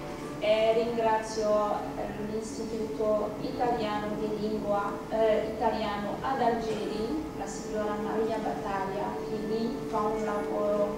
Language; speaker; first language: Italian; non-native, fluent; Arabic